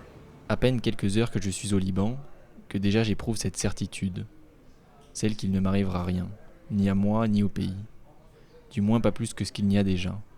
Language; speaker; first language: French; native; French